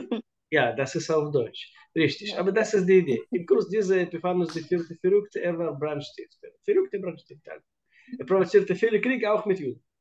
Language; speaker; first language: German; non-native, fluent; Russian